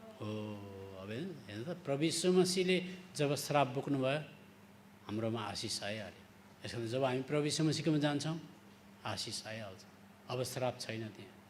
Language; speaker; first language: Nepali; native; Nepali